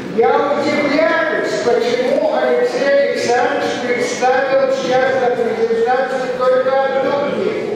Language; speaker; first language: Russian; native; Russian